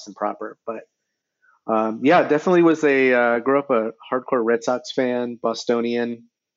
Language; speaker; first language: English; native; English